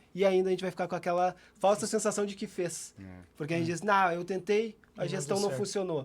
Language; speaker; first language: Portuguese; native; Portuguese